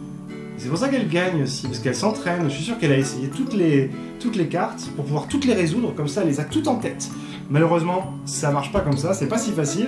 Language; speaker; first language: French; native; French